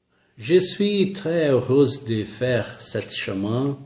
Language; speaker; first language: French; non-native, learner; Portuguese